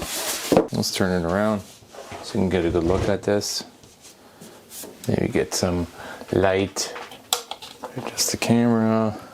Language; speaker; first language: English; native; English